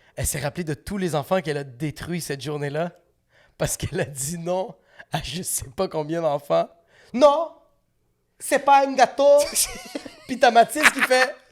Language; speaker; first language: French; native; French